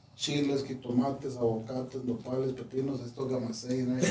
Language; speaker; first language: Spanish; early bilingual, heritage; Spanish